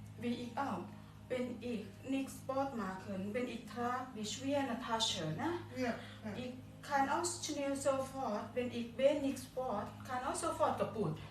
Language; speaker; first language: German; non-native, learner; Thai